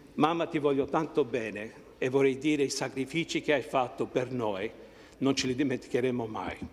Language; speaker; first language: Italian; early bilingual, heritage; Italian